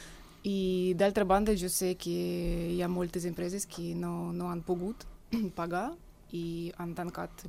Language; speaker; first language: Catalan; non-native, fluent; Russian